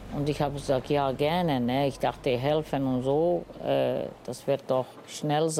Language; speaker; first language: German; non-native, learner; Romany